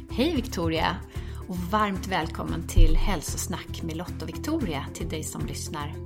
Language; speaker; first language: Swedish; native; Swedish